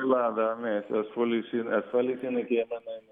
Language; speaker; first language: Greek; non-native, fluent; Russian